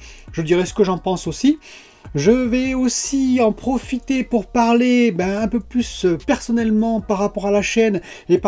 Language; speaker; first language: French; native; French